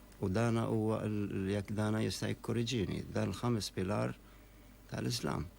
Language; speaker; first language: Maltese; non-native, fluent; Arabic